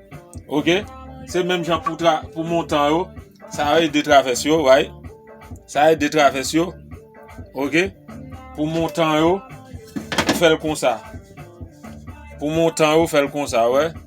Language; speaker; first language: French; non-native, learner; Haitian Creole